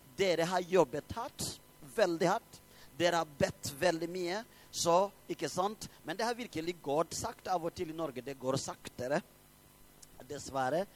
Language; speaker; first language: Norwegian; non-native, fluent; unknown